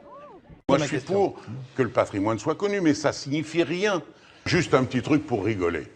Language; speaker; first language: French; native; French